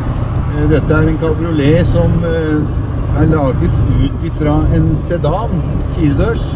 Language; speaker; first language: Norwegian; native; Norwegian